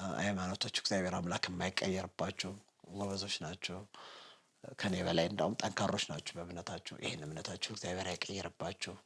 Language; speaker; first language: Amharic; non-native, local second language; Sebat Bet Gurage